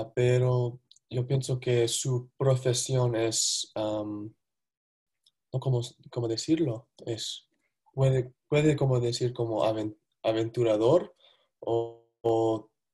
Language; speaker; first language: Spanish; non-native, learner; English